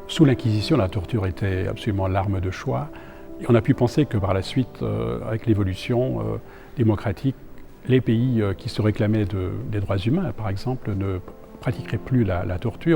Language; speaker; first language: French; native; French